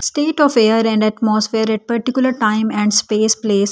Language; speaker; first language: English; non-native, local second language; Urdu